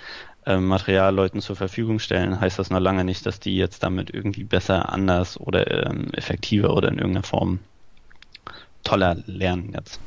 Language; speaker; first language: German; native; German